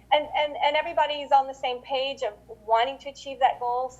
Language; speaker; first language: English; native; English